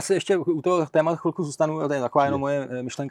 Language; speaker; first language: Czech; native; Czech